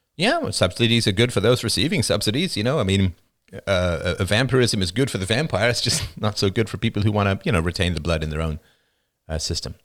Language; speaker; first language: English; native; English